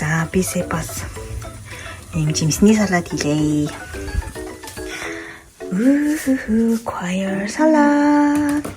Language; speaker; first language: Korean; non-native, learner; Mongolian